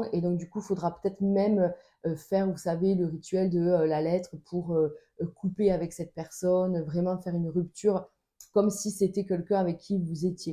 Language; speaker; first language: French; native; French